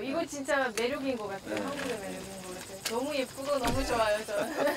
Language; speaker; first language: Korean; non-native, fluent; Turkish